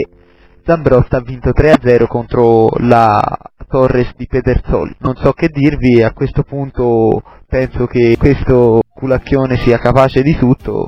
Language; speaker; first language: Italian; native; Italian